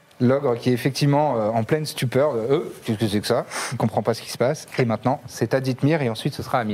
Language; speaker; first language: French; native; French